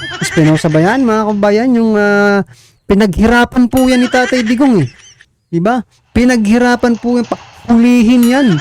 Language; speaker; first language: Filipino; non-native, local second language; Waray